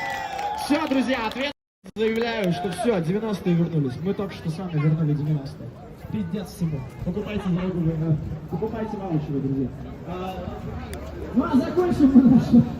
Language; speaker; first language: Russian; native; Russian